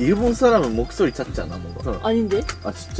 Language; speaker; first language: Korean; non-native, fluent; Japanese